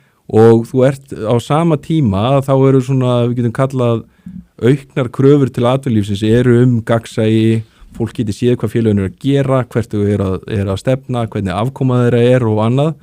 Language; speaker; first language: Icelandic; native; Icelandic